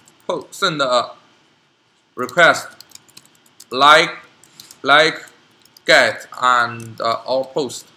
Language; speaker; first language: English; non-native, learner; Chinese